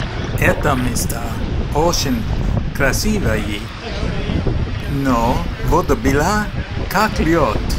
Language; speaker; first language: Russian; non-native, learner; English